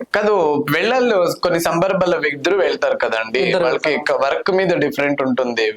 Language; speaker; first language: Telugu; non-native, local second language; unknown